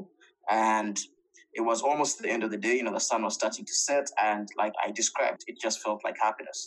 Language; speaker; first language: English; non-native, local second language; Ganda